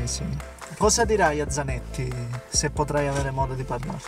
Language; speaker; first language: Italian; native; Italian